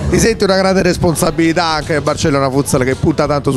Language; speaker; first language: Italian; native; Italian